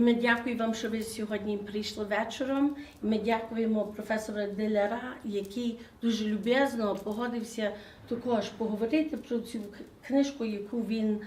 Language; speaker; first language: Ukrainian; early bilingual, heritage; Ukrainian